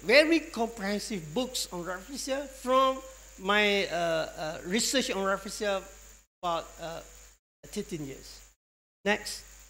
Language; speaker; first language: English; non-native, local second language; Malay